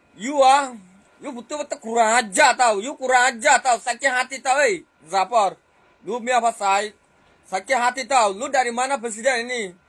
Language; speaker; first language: Malay; non-native, fluent; Rohingya